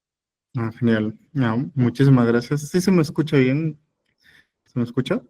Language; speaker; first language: Spanish; native; Spanish